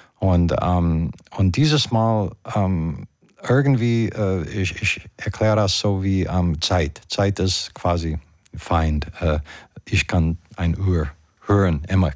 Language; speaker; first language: German; non-native, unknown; English